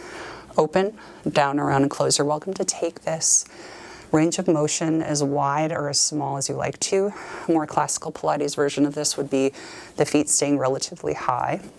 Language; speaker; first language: English; native; English